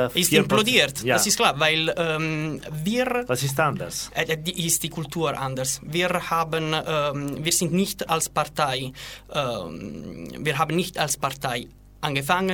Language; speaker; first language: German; non-native, learner; Italian